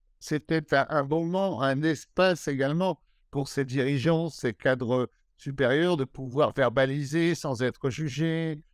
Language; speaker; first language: French; native; French